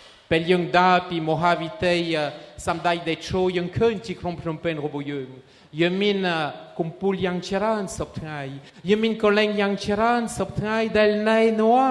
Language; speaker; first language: Khmer; non-native, fluent; French